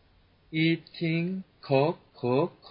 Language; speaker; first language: Chinese; non-native, learner; Korean